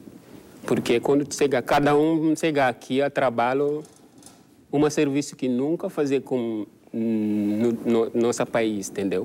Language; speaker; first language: Portuguese; non-native, learner; Wolof